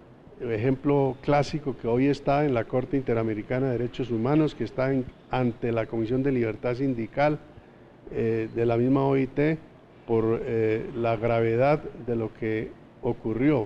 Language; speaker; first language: Spanish; native; Spanish